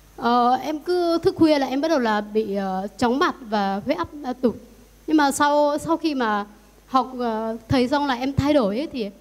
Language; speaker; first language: Vietnamese; non-native, local second language; Iu Mien